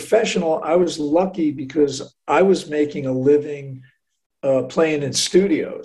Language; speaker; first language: English; native; English